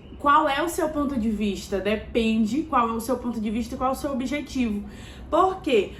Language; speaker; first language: Portuguese; native; Portuguese